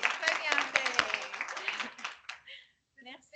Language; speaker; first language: French; non-native, fluent; English